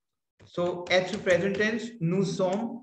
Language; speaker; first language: French; non-native, fluent; Hindi